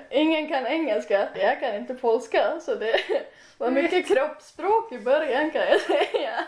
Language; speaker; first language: Swedish; non-native, local second language; Finnish